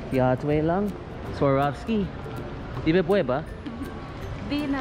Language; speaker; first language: English; native; English